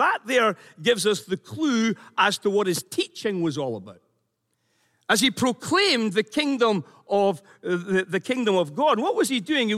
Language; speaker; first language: English; native; English